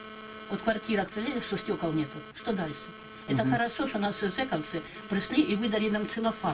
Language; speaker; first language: Russian; native; Russian